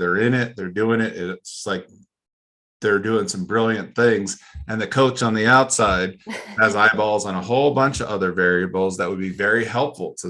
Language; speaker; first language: English; native; English